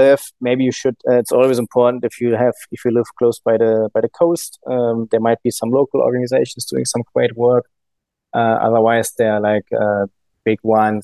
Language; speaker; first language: English; non-native, fluent; German